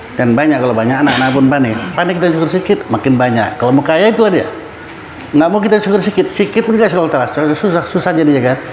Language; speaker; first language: Indonesian; non-native, local second language; Minangkabau